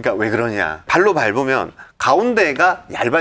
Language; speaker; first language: Korean; native; Korean